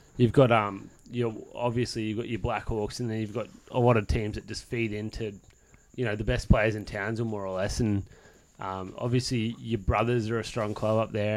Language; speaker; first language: English; native; English